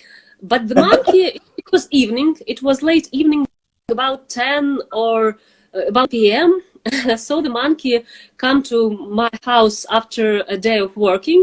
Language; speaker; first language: English; non-native, fluent; Russian